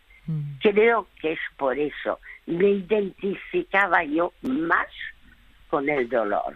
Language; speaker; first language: Spanish; early bilingual, other home language; French